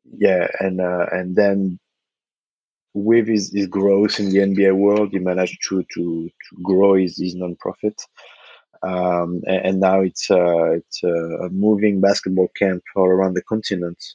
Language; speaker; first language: English; non-native, fluent; French